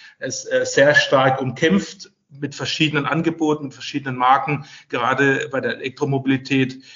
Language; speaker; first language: German; native; German